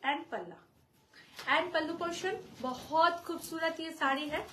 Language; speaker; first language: Hindi; non-native, local second language; Bangla